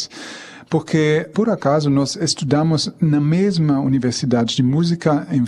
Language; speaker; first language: Portuguese; non-native, fluent; German